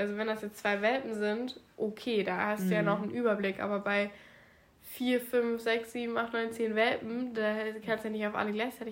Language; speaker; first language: German; native; German